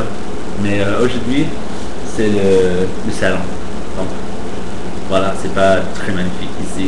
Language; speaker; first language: French; non-native, fluent; English